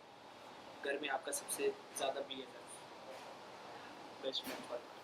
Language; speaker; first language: Hindi; native; Hindi